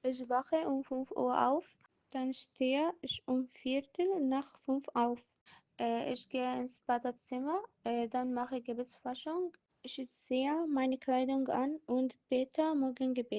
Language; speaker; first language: German; non-native, learner; Arabic